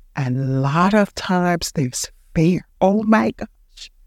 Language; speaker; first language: English; early bilingual, heritage; Spanish